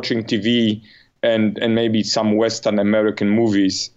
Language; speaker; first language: English; non-native, fluent; Polish